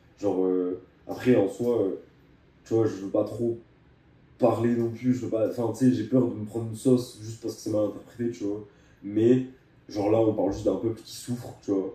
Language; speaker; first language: French; native; French